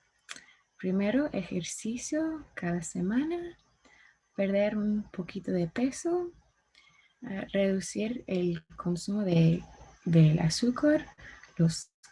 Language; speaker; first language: Spanish; non-native, learner; English